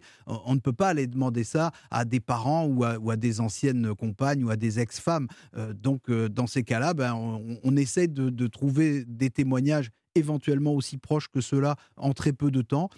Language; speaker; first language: French; native; French